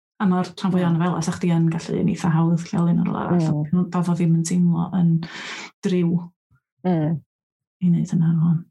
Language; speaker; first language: Welsh; native; Welsh